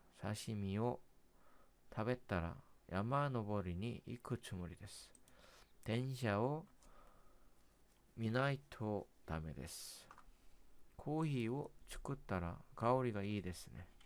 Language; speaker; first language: Japanese; non-native, learner; Korean